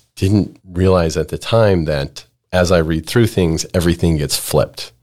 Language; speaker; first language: English; native; English